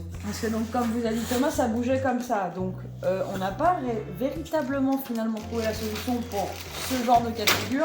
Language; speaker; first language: French; native; French